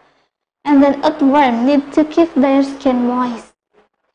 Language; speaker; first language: English; non-native, local second language; Indonesian